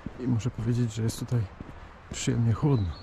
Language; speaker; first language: Polish; native; Polish